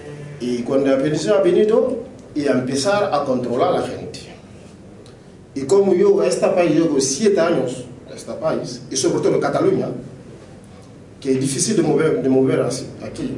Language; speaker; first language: Spanish; non-native, local second language; French